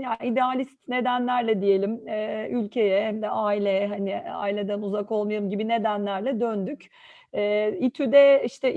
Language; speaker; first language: Turkish; native; Turkish